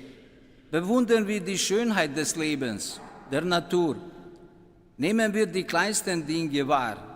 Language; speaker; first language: German; non-native, fluent; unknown